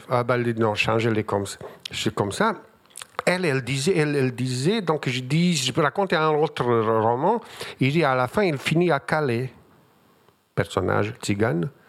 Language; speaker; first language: French; non-native, fluent; Bosnian